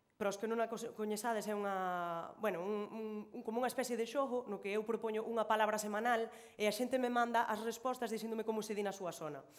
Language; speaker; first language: Galician; native; Galician